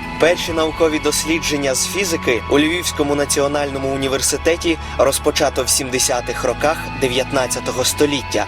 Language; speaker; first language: Ukrainian; native; Ukrainian